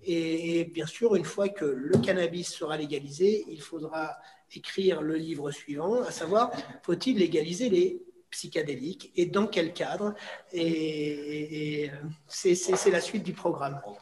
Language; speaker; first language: French; native; French